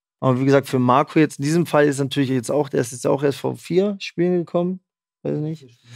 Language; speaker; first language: German; native; German